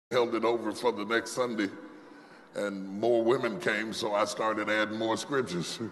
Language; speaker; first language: English; native; English